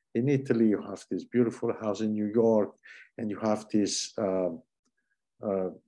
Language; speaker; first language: English; non-native, fluent; Italian